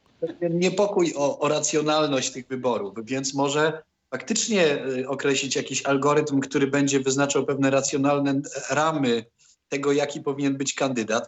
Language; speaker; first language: Polish; native; Polish